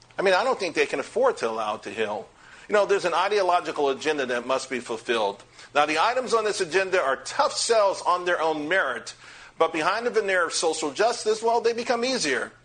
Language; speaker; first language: English; native; English